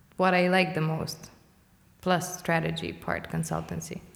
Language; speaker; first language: English; non-native, fluent; Romanian